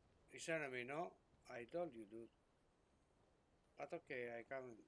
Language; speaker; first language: English; non-native, learner; Greek